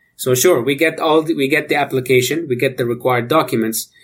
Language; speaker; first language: English; non-native, fluent; Arabic